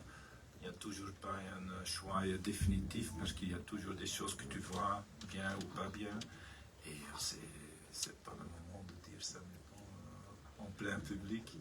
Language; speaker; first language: French; non-native, learner; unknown